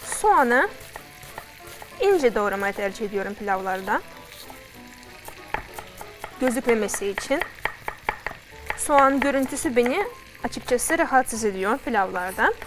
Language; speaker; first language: Turkish; non-native, fluent; Russian